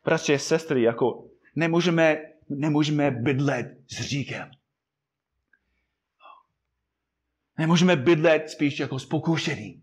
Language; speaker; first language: Czech; non-native, fluent; English